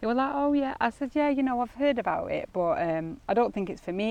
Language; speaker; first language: English; native; English